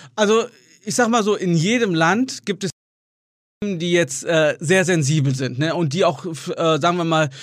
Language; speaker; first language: German; native; German